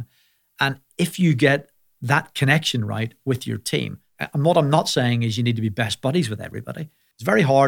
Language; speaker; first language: English; native; English